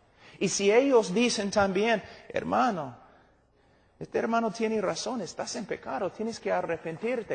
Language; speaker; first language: Spanish; non-native, fluent; English